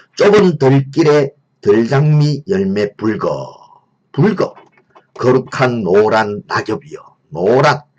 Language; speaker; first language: Korean; native; Korean